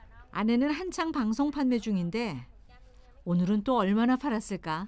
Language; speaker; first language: Korean; native; Korean